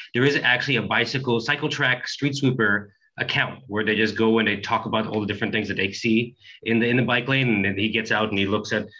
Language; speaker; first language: English; native; English